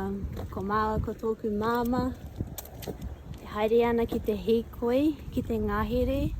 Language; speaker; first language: Māori; non-native, local second language; English